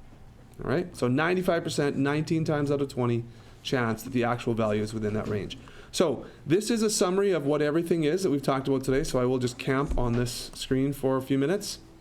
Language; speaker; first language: English; native; English